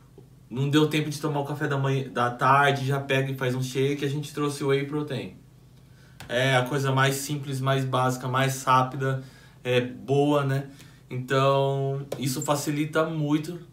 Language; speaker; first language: Portuguese; native; Portuguese